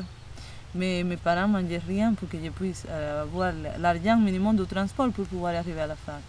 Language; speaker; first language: French; non-native, fluent; Spanish